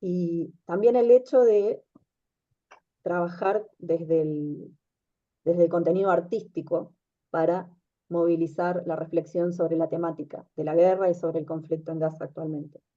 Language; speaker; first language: Spanish; native; Spanish